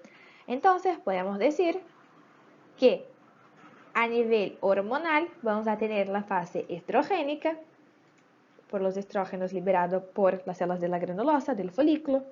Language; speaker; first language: Spanish; native; Spanish